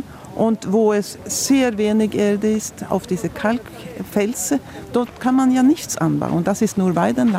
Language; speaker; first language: German; non-native, fluent; Swedish